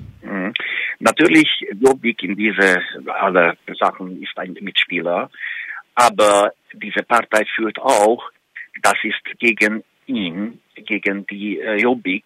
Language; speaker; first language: German; non-native, fluent; Hungarian